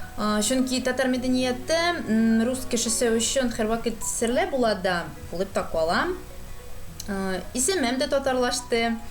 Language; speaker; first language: Tatar; non-native, local second language; Russian